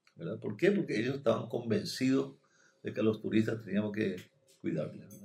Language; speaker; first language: Spanish; native; Spanish